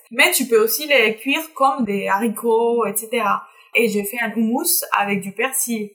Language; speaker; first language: French; non-native, fluent; Spanish